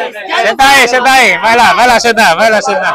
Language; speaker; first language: Portuguese; non-native, learner; Vietnamese